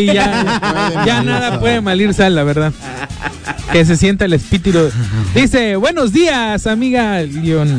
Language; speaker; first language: Spanish; native; Spanish